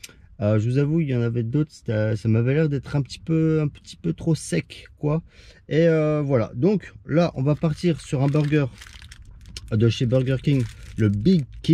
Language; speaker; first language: French; native; French